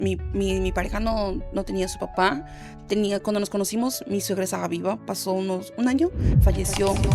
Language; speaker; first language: Spanish; early bilingual, heritage; Spanish